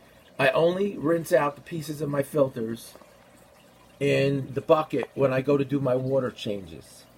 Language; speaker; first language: English; native; English